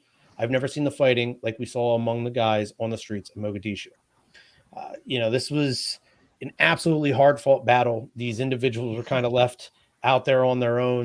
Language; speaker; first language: English; native; English